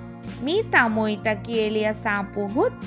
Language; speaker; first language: Finnish; non-native, learner; Bangla